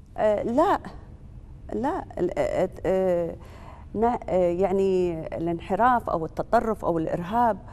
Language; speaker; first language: Arabic; native; Arabic